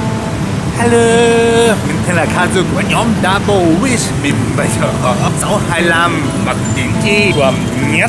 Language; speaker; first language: Vietnamese; non-native, learner; Japanese